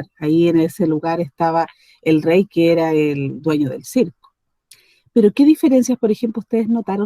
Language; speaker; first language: Spanish; native; Spanish